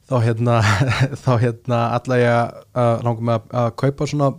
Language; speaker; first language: Icelandic; early bilingual, other home language; Portuguese